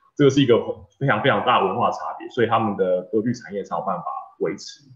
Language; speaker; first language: Chinese; native; Chinese